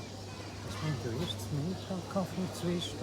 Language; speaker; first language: German; native; German